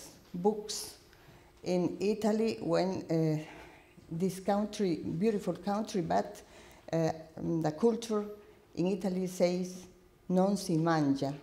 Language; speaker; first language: English; non-native, learner; Spanish